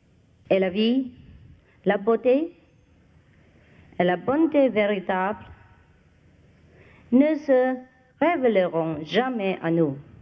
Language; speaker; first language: French; non-native, fluent; Vietnamese